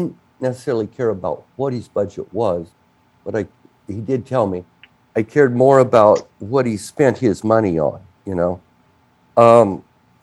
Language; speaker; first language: English; native; English